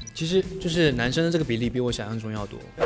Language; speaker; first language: Chinese; native; Chinese